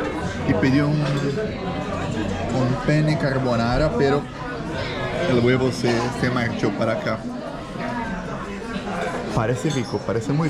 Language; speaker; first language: Spanish; non-native, fluent; Portuguese